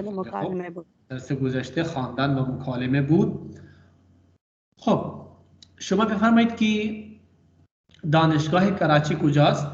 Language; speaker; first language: Persian; non-native, fluent; Urdu